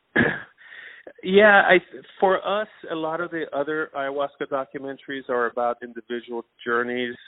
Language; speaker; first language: English; non-native, fluent; Persian